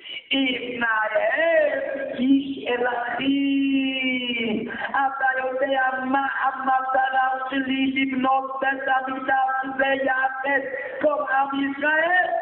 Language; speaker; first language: Hebrew; non-native, fluent; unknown